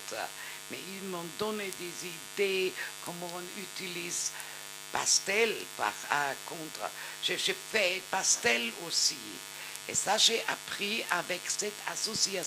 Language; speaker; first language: French; non-native, fluent; German